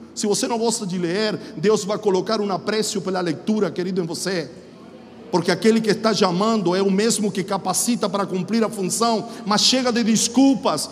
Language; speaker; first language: Portuguese; non-native, fluent; Spanish